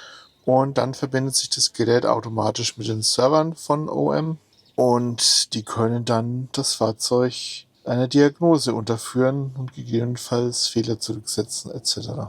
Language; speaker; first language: German; native; German